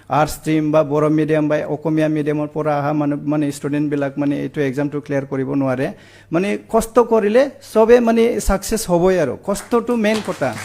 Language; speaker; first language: Assamese; non-native, local second language; Bodo